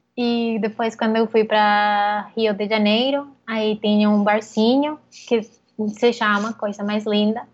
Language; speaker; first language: Portuguese; non-native, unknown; Spanish